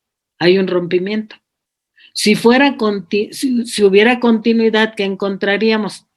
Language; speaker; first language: Spanish; native; Spanish